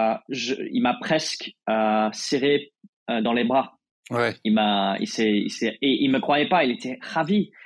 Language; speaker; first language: French; non-native, fluent; English